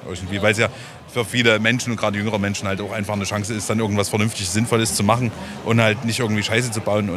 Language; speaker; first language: German; native; German